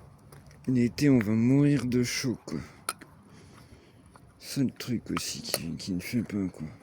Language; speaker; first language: French; native; French